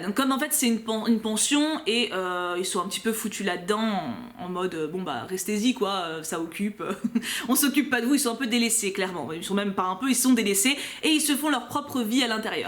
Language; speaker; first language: French; native; French